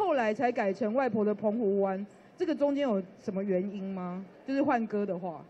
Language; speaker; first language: Chinese; native; Chinese